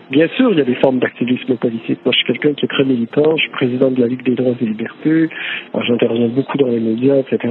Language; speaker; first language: French; native; French